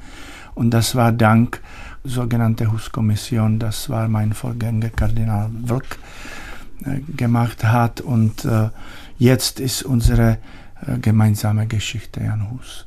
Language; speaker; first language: German; non-native, learner; Czech